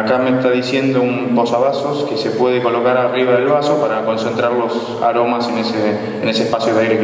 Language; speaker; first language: Spanish; native; Spanish